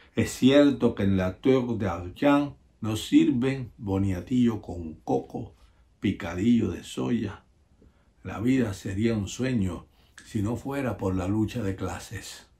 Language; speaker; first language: Spanish; native; Spanish